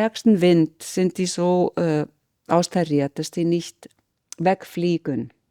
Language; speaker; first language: German; non-native, fluent; Icelandic